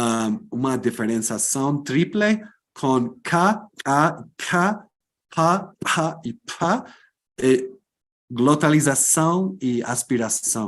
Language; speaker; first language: Portuguese; non-native, fluent; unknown